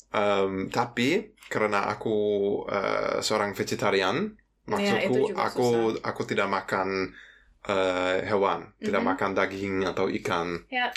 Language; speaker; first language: Indonesian; non-native, fluent; German